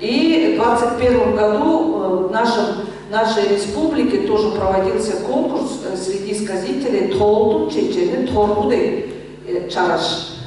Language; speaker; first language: Russian; non-native, local second language; Tuvinian